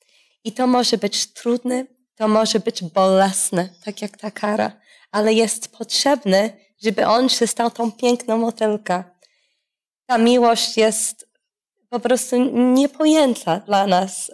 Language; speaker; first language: Polish; non-native, fluent; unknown